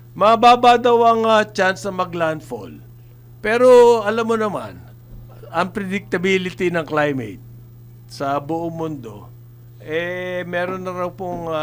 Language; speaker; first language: Filipino; native; Filipino